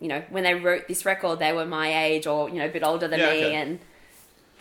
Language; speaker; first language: English; native; English